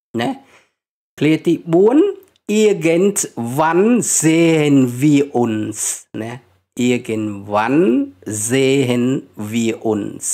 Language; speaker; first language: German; non-native, learner; Khmer